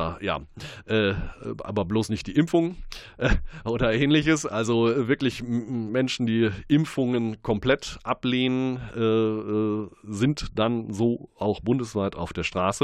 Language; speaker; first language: German; native; German